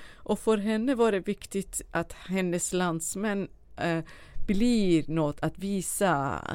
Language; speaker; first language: Swedish; non-native, fluent; Persian